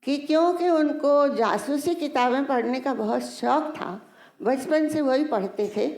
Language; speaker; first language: Hindi; native; Hindi